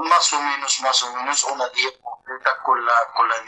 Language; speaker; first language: Spanish; non-native, learner; Arabic